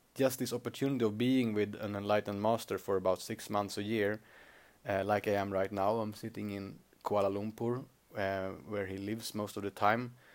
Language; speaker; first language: English; non-native, fluent; Swedish